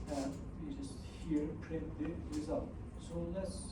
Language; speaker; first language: English; non-native, fluent; Turkish